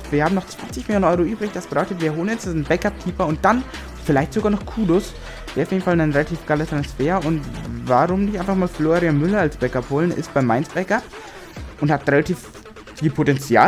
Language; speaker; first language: German; native; German